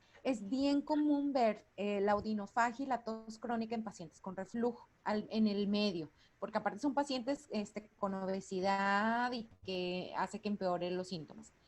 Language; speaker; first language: Spanish; native; Spanish